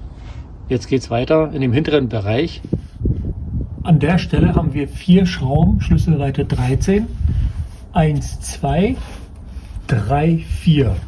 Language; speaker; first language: German; native; German